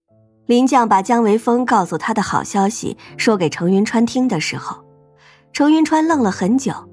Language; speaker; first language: Chinese; native; Chinese